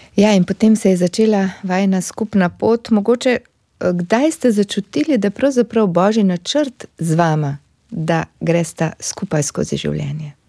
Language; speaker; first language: Slovenian; native; Slovenian